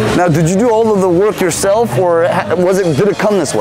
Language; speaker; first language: English; early bilingual, other home language; Korean